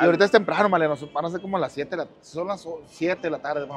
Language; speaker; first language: Spanish; native; Spanish